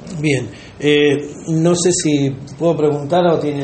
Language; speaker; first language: Spanish; native; Spanish